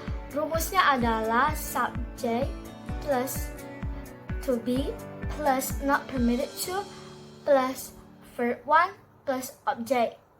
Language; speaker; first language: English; non-native, learner; Indonesian